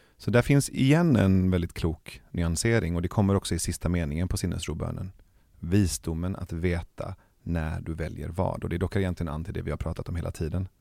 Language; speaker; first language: Swedish; early bilingual, other home language; Persian